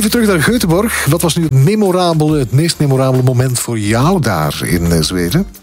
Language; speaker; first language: Dutch; native; Dutch